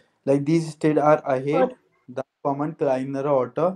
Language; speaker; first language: English; non-native, local second language; Hindi